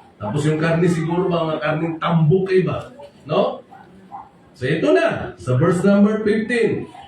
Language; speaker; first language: Filipino; non-native, local second language; Cebuano